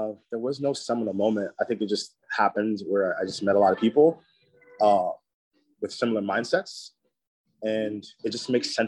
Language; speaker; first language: English; native; English